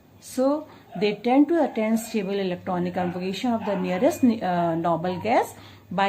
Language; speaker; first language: English; non-native, local second language; Hindi